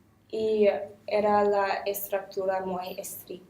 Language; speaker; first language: Spanish; non-native, learner; English